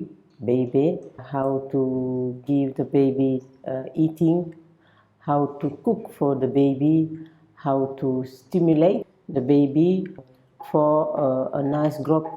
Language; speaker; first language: English; non-native, local second language; French